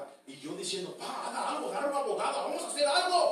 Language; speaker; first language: Spanish; early bilingual, heritage; Spanish